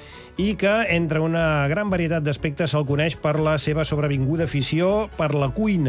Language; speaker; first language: Catalan; native; Catalan